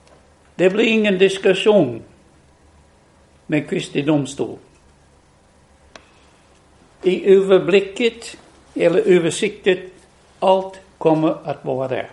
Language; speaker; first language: Swedish; non-native, fluent; English